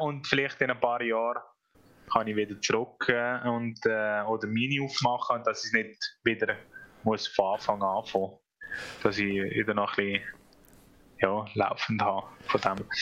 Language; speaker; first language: German; non-native, fluent; Italian